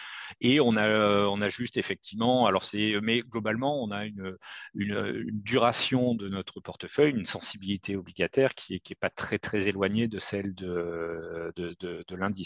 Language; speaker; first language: French; native; French